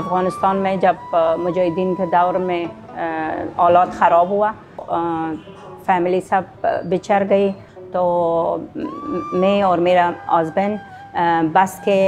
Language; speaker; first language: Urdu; non-native, fluent; Persian